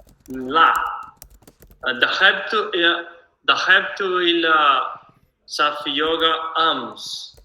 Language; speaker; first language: Arabic; non-native, learner; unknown